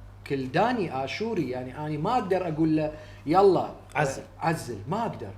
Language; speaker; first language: Arabic; native; Arabic